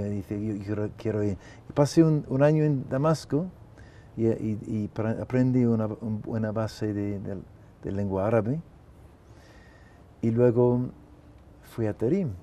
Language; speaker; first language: Spanish; non-native, fluent; English